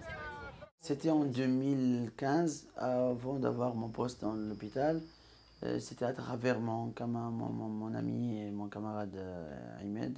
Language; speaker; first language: French; non-native, local second language; Arabic